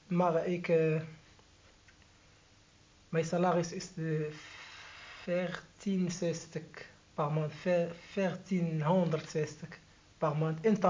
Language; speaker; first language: Dutch; non-native, learner; Arabic